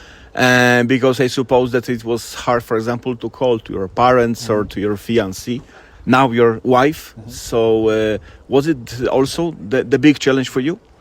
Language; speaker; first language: English; non-native, fluent; Polish